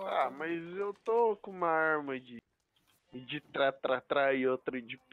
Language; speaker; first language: Portuguese; native; Portuguese